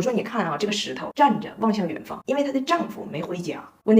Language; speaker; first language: Chinese; native; Chinese